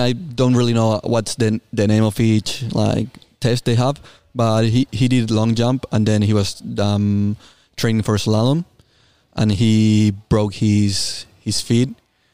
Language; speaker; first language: English; non-native, fluent; Spanish